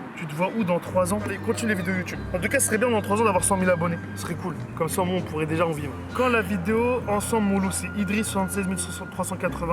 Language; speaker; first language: French; native; French